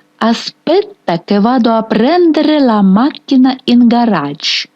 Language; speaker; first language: Italian; non-native, fluent; Ukrainian